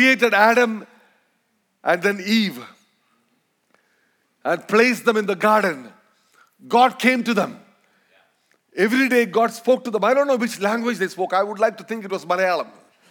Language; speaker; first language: English; non-native, local second language; Malayalam